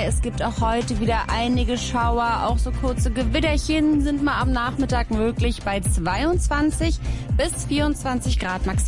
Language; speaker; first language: German; native; German